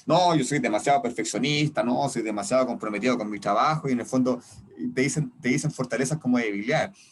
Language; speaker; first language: Spanish; native; Spanish